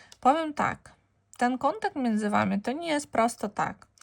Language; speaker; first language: Polish; non-native, fluent; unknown